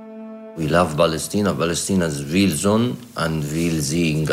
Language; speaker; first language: Dutch; non-native, learner; Arabic